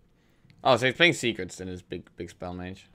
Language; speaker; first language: English; native; English